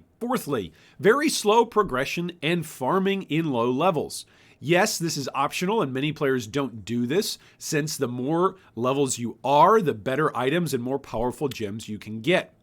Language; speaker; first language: English; native; English